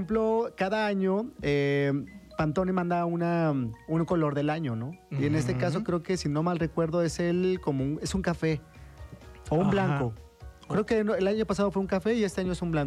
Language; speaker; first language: Spanish; native; Spanish